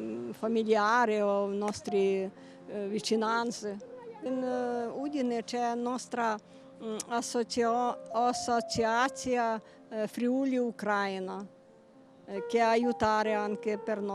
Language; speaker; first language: Italian; non-native, learner; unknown